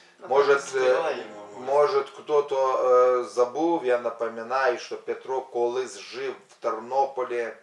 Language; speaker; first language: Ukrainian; non-native, local second language; Russian